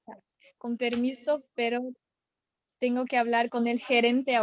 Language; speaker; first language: Spanish; non-native, learner; Portuguese